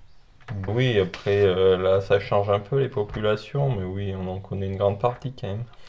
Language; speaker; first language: French; native; French